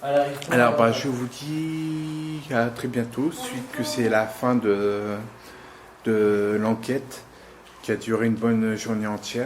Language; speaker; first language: French; native; French